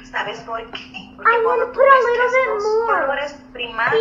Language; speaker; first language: Spanish; native; Spanish